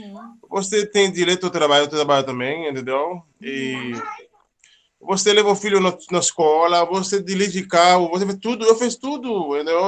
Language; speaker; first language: Portuguese; non-native, learner; Haitian Creole